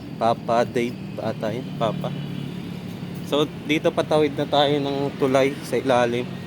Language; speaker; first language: Filipino; native; Filipino